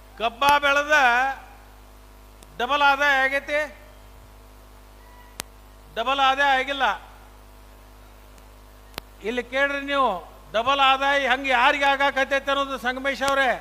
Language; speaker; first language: Kannada; native; Kannada